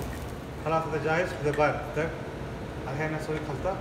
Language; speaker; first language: Arabic; non-native, learner; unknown